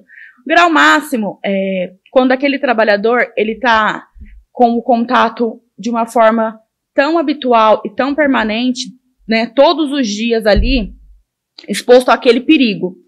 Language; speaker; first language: Portuguese; native; Portuguese